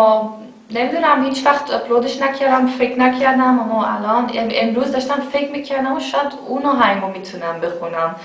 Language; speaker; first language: Persian; non-native, fluent; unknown